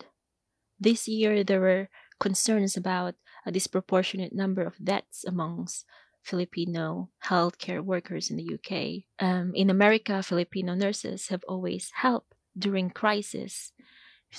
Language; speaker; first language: English; non-native, local second language; Filipino